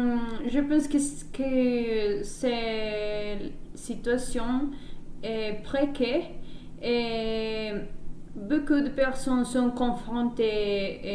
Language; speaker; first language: French; non-native, learner; Spanish